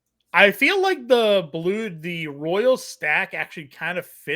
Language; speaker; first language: English; native; English